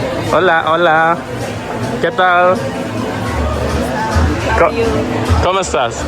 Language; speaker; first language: Spanish; non-native, learner; Malayalam